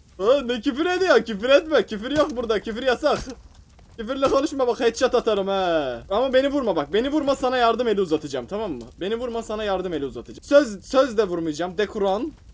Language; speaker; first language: Turkish; native; Turkish